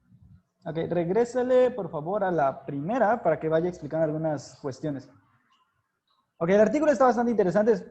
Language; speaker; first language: Spanish; native; Spanish